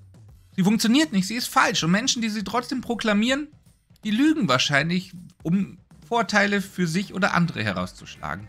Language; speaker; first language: German; native; German